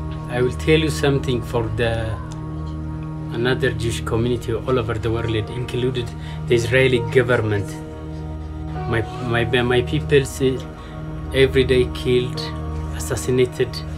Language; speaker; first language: English; non-native, learner; Amharic